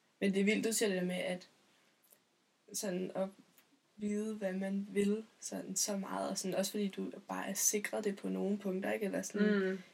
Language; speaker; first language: Danish; native; Danish